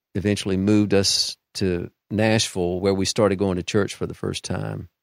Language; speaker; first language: English; native; English